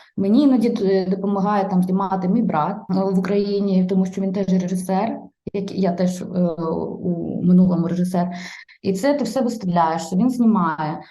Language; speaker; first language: Ukrainian; non-native, local second language; Russian